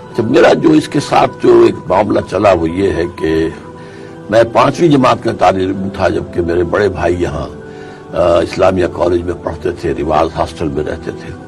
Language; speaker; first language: Urdu; native; Urdu